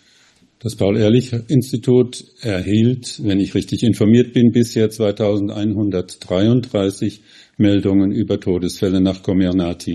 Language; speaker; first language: German; native; German